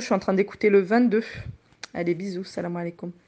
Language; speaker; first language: French; native; French